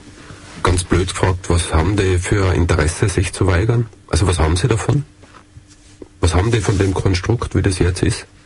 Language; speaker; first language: German; native; German